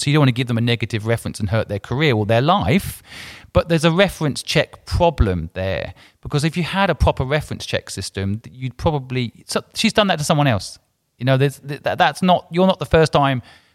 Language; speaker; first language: English; native; English